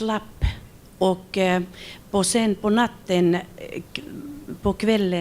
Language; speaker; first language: Swedish; non-native, local second language; Finnish